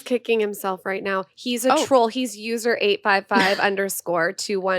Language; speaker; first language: English; native; English